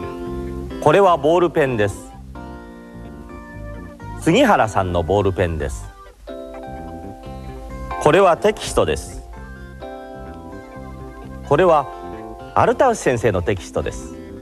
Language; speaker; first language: Japanese; non-native, learner; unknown